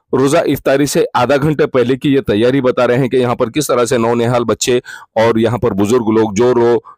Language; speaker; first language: Urdu; native; Urdu